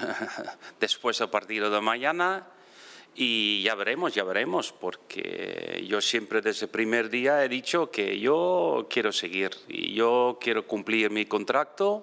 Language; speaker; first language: Spanish; non-native, fluent; Dutch